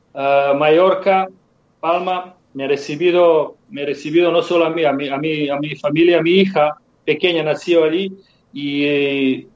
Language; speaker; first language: Spanish; non-native, fluent; Serbian